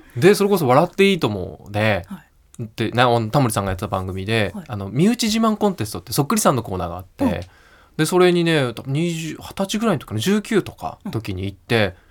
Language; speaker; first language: Japanese; native; Japanese